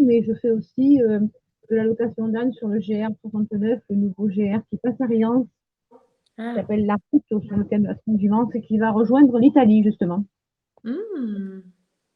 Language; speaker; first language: French; native; French